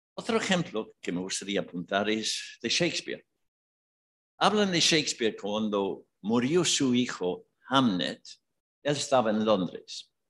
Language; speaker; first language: Spanish; non-native, fluent; English